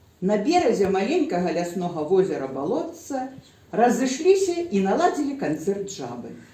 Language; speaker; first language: Belarusian; non-native, local second language; Russian